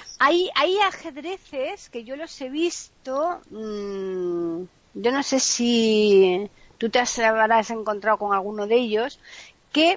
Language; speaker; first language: Spanish; native; Spanish